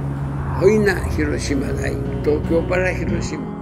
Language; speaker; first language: Portuguese; non-native, learner; Japanese